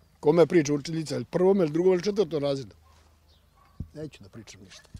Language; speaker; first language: Serbian; native; Serbian